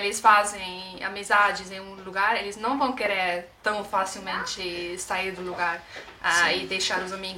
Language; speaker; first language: Portuguese; non-native, fluent; Estonian